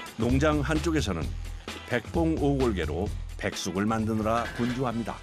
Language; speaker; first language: Korean; native; Korean